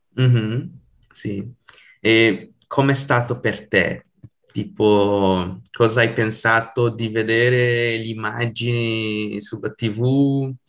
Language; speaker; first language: Italian; non-native, fluent; Portuguese